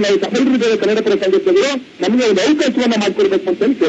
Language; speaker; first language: Kannada; native; Kannada